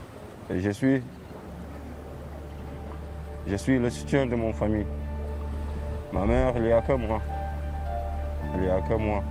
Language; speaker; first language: French; non-native, fluent; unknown